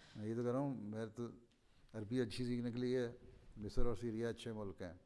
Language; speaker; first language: Urdu; native; Urdu